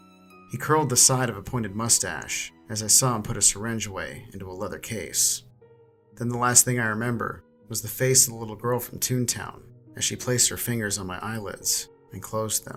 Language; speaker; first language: English; native; English